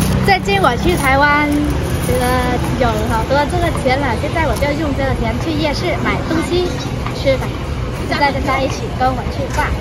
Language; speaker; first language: Chinese; non-native, learner; Vietnamese